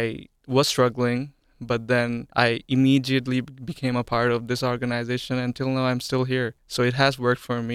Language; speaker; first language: English; non-native, local second language; Bangla